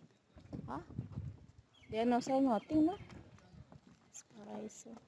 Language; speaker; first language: English; non-native, learner; Indonesian